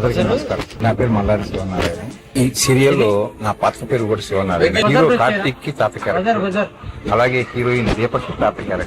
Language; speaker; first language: Telugu; native; Telugu